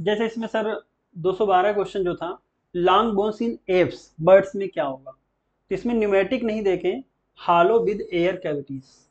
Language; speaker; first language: Hindi; native; Hindi